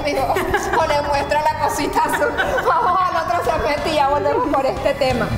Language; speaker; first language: Spanish; native; Spanish